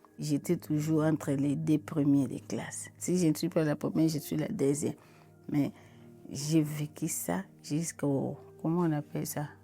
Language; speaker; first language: French; non-native, local second language; Lingala